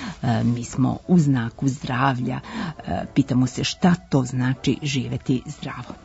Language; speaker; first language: Serbian; native; Serbian